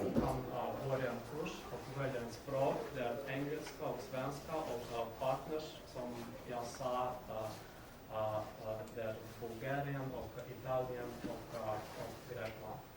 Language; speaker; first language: Swedish; non-native, learner; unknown